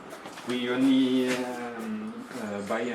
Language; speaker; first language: English; non-native, learner; French